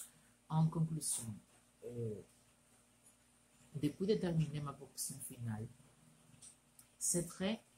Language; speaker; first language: French; non-native, learner; Spanish